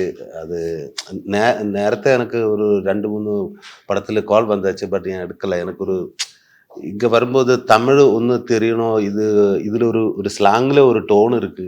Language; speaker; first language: Tamil; non-native, learner; Malayalam